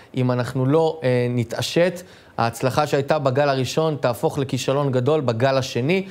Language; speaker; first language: Hebrew; native; Hebrew